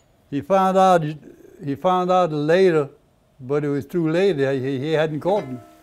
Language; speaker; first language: English; early bilingual, other home language; French